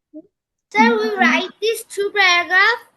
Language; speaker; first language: English; non-native, learner; Bangla